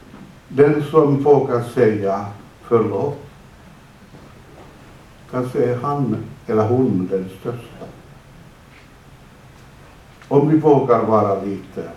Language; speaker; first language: Swedish; non-native, fluent; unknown